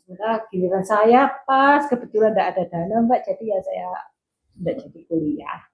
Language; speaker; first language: Indonesian; non-native, local second language; Javanese